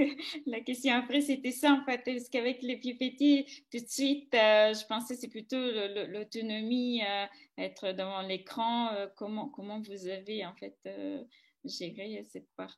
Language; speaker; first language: French; non-native, fluent; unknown